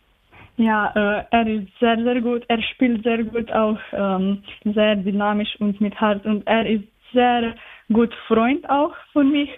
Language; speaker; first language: German; non-native, learner; Slovenian